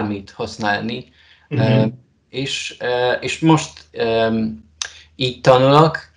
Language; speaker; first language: Hungarian; non-native, learner; Polish